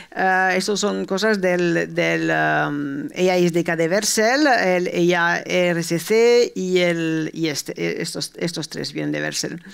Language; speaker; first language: Spanish; early bilingual, heritage; Spanish